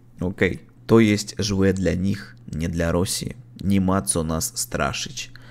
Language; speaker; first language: Polish; non-native, learner; Russian